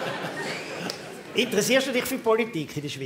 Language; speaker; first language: German; native; German